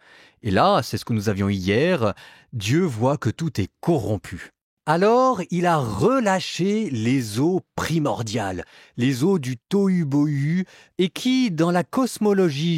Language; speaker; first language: French; native; French